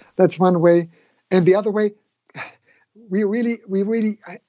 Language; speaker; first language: English; non-native, fluent; German